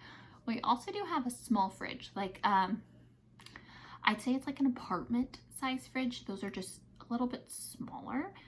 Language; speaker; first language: English; native; English